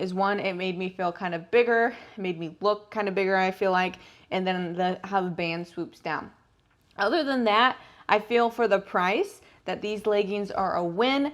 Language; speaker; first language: English; native; English